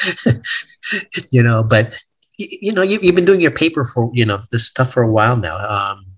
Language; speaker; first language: English; native; English